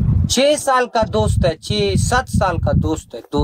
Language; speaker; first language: Hindi; non-native, learner; Pashto